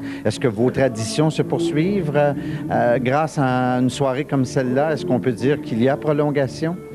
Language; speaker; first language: French; native; French